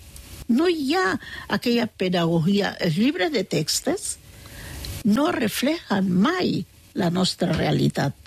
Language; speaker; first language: Catalan; non-native, fluent; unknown